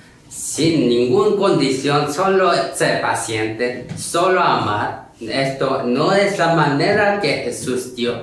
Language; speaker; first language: Spanish; non-native, learner; Korean